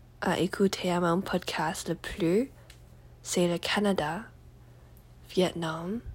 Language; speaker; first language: French; non-native, learner; English